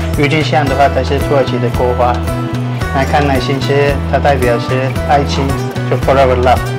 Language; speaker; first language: Chinese; non-native, fluent; Turkish